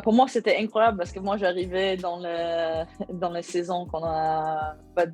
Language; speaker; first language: French; non-native, learner; Swedish